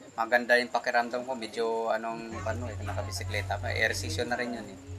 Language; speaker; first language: Filipino; non-native, local second language; Hiligaynon